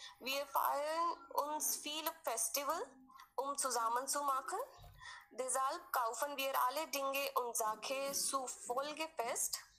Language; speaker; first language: German; non-native, learner; Hindi